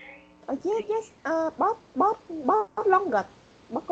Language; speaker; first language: English; non-native, learner; Vietnamese